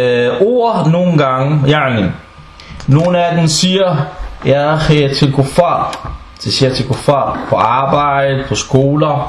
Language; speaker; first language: Danish; early bilingual, other home language; Arabic